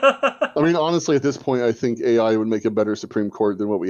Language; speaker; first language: English; native; English